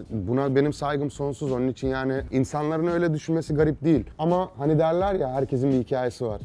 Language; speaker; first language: Turkish; early bilingual, heritage; Turkish